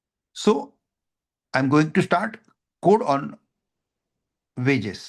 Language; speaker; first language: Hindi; native; Hindi